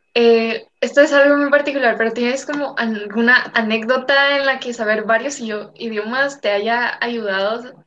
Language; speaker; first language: Spanish; native; Spanish